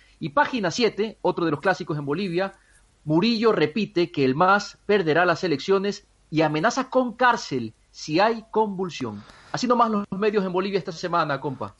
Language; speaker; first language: Spanish; native; Spanish